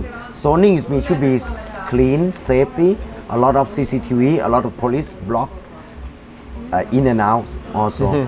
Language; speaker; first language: English; non-native, fluent; Thai